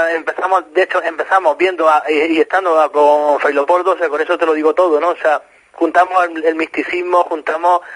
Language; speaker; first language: Spanish; native; Spanish